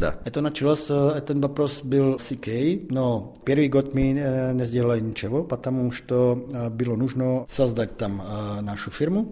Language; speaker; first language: Russian; non-native, fluent; Czech